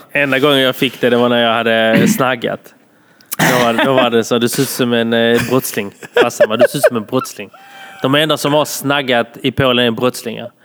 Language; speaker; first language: Swedish; early bilingual, other home language; Polish